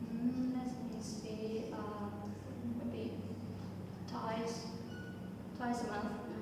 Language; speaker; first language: English; non-native, fluent; Vietnamese